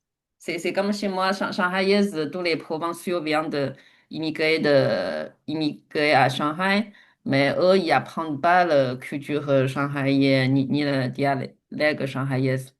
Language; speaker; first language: French; non-native, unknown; Chinese